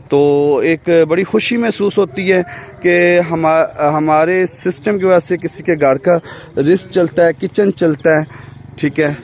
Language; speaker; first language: Urdu; non-native, local second language; Punjabi